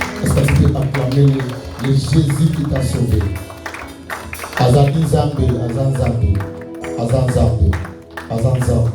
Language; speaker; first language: French; non-native, local second language; Lingala